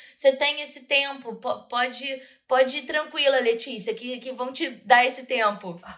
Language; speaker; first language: Portuguese; native; Portuguese